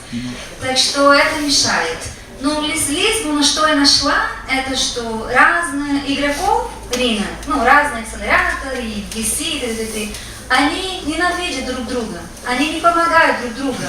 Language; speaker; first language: Russian; non-native, fluent; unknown